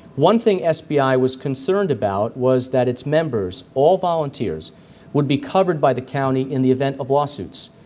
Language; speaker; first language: English; native; English